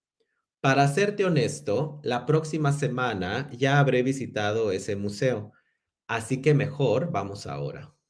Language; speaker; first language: Spanish; non-native, fluent; English